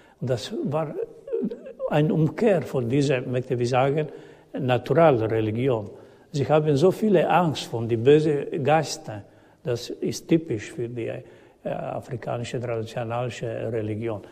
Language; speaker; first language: German; non-native, learner; Croatian